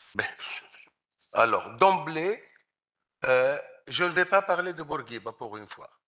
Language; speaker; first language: French; non-native, local second language; Arabic